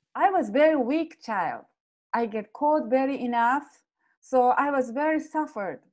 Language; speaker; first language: English; non-native, fluent; Japanese